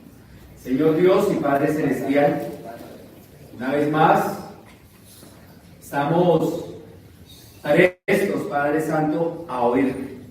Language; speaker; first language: Spanish; native; Spanish